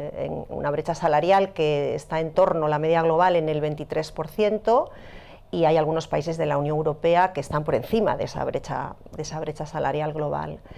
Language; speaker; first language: Spanish; native; Spanish